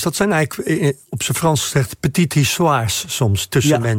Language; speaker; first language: Dutch; native; Dutch